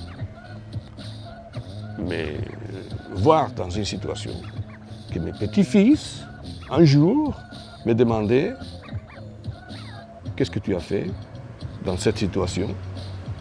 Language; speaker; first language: French; non-native, fluent; Catalan